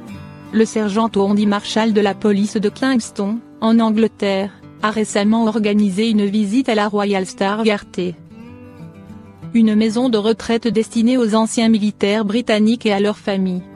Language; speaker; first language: French; native; French